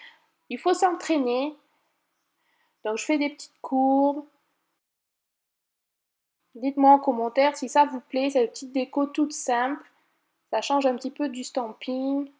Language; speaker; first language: French; native; French